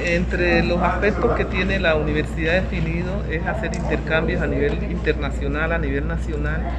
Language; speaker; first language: Spanish; native; Spanish